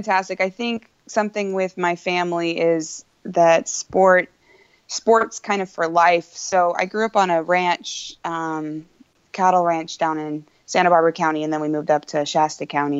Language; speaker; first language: English; native; English